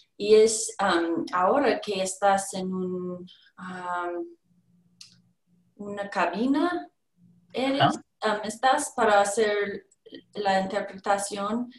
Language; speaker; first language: Spanish; non-native, learner; English